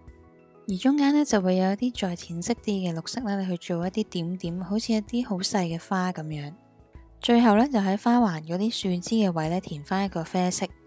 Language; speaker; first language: Chinese; non-native, local second language; Cantonese